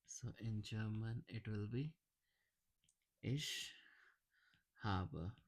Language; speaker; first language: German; non-native, learner; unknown